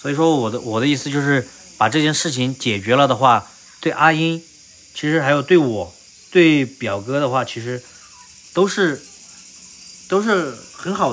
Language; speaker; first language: Chinese; native; Chinese